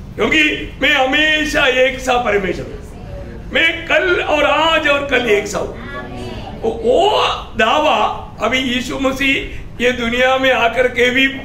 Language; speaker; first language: Hindi; non-native, local second language; Malayalam